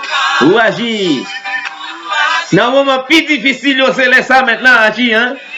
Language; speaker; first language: French; non-native, local second language; Haitian Creole